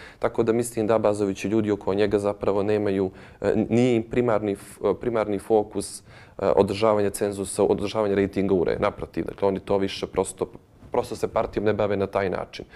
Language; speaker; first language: Bosnian; native; Bosnian